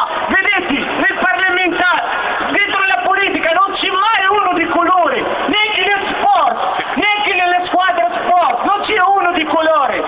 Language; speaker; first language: Italian; non-native, fluent; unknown